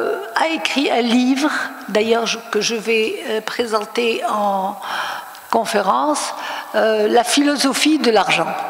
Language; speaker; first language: French; non-native, local second language; Arabic